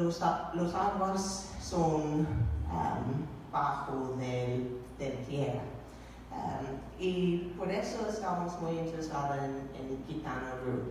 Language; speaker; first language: Spanish; non-native, learner; English